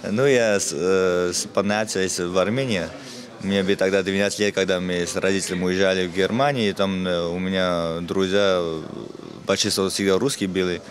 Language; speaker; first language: Russian; non-native, fluent; Armenian